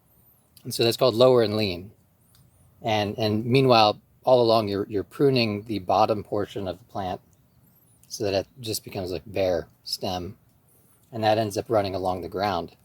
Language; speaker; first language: English; native; English